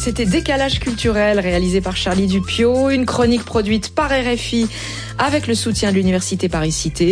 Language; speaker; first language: French; native; French